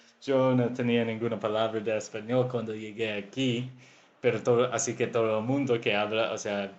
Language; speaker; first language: Spanish; non-native, fluent; English